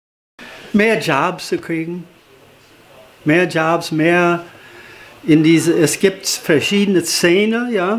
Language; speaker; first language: German; non-native, fluent; English